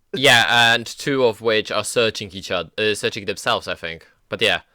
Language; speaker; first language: English; native; English